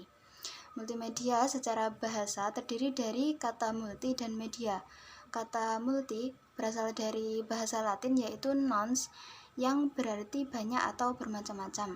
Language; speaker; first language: Indonesian; native; Indonesian